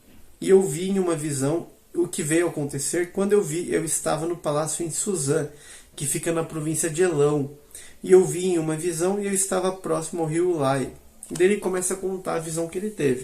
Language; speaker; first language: Portuguese; native; Portuguese